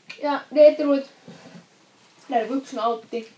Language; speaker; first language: Finnish; non-native, local second language; Swedish